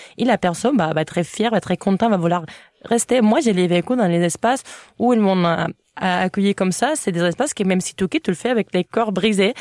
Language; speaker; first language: French; non-native, fluent; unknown